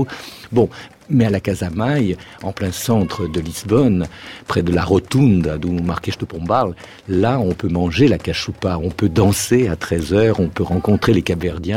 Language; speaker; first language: French; native; French